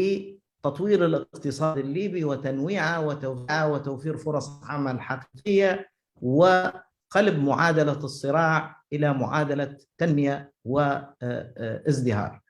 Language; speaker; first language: Arabic; native; Arabic